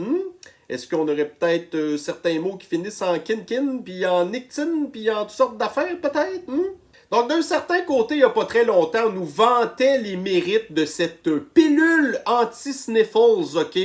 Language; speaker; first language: French; native; French